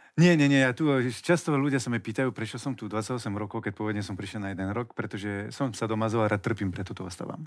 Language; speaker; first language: Slovak; non-native, fluent; French